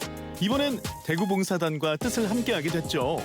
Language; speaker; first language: Korean; native; Korean